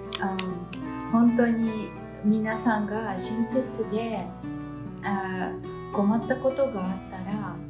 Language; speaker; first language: Japanese; non-native, fluent; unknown